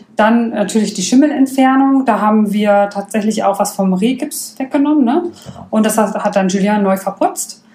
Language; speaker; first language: German; native; German